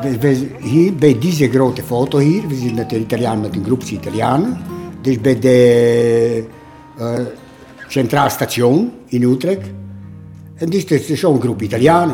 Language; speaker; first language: Dutch; non-native, learner; Italian